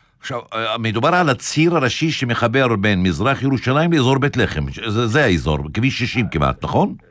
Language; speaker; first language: Hebrew; non-native, local second language; Arabic